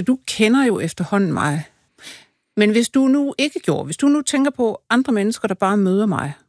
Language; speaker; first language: Danish; native; Danish